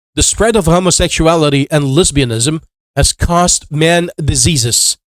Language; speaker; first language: English; non-native, local second language; Filipino